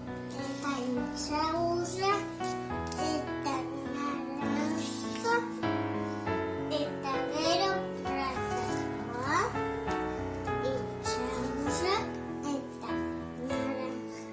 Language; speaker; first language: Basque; non-native, local second language; Spanish